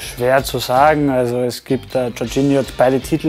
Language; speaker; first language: German; native; German